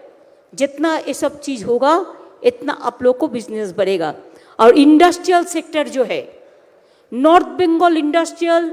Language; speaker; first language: Hindi; non-native, local second language; Bangla